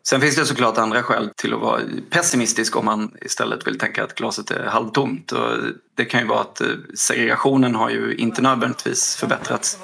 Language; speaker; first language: Swedish; native; Swedish